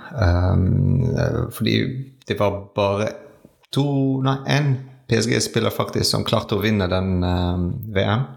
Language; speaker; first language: Norwegian; non-native, learner; French